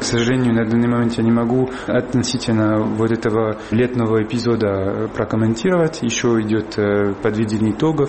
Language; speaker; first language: Russian; non-native, fluent; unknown